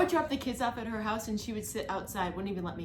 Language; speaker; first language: English; native; English